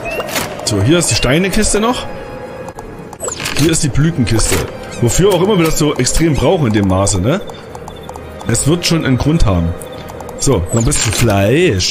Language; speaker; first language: German; native; German